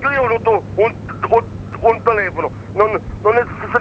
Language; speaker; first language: Italian; non-native, learner; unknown